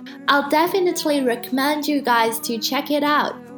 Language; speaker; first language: English; non-native, fluent; Chinese